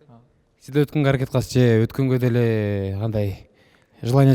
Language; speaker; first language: Kyrgyz; native; Kyrgyz